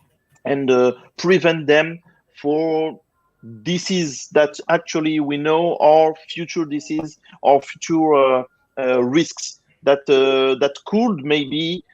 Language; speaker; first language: English; non-native, fluent; French